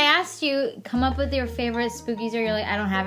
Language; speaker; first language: English; native; English